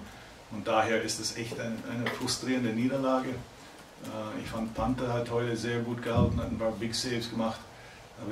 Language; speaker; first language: German; native; German